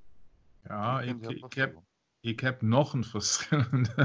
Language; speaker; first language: Dutch; non-native, learner; German